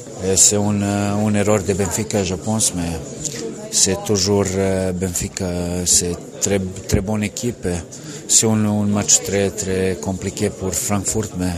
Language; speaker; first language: French; non-native, learner; Serbian